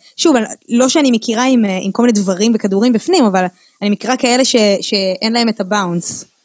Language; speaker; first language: Hebrew; native; Hebrew